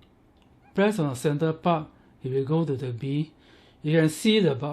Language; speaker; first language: English; non-native, learner; Chinese